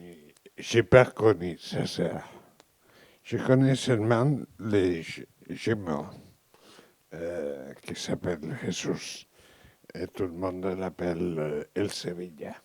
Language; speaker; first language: French; non-native, learner; Catalan